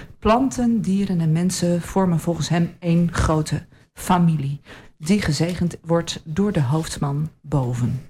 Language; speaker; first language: Dutch; native; Dutch